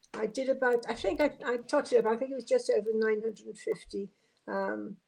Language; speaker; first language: English; native; English